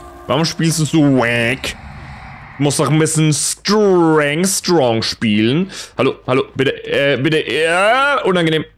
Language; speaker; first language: German; native; German